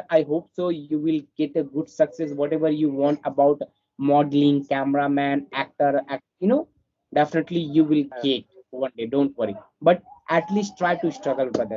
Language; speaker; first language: English; non-native, fluent; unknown